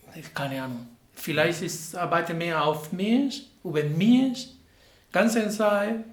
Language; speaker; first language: German; non-native, learner; Spanish